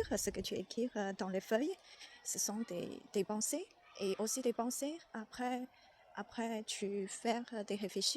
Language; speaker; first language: French; non-native, learner; Chinese